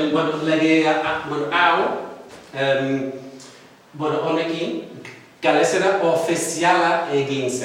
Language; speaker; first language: Basque; non-native, fluent; Welsh